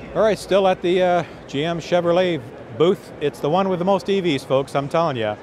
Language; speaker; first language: English; native; English